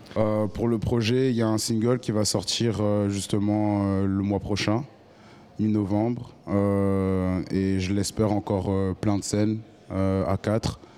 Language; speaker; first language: French; native; French